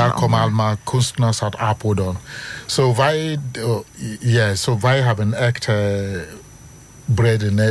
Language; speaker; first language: Dutch; non-native, learner; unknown